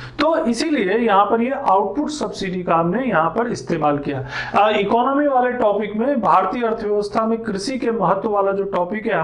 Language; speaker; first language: Hindi; native; Hindi